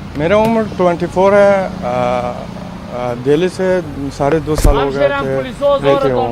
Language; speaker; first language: Hindi; non-native, learner; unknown